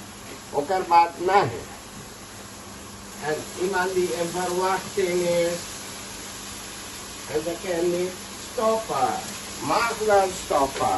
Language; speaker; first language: Dutch; non-native, local second language; Caribbean Hindustani